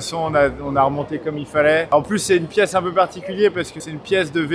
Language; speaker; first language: French; native; French